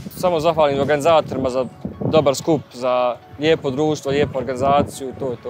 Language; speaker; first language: Bosnian; native; Bosnian